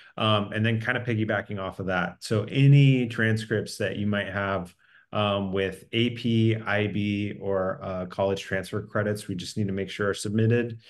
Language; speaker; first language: English; native; English